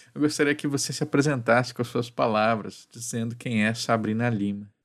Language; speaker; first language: Portuguese; native; Portuguese